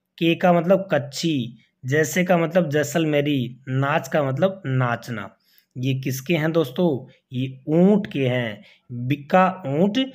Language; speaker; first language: Hindi; native; Hindi